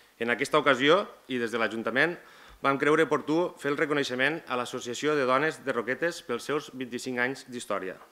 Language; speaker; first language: Catalan; native; Catalan